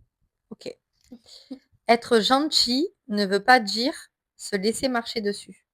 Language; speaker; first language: French; native; French